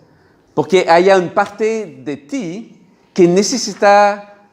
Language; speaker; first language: Spanish; non-native, learner; French